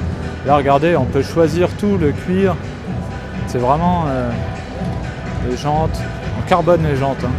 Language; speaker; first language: French; native; French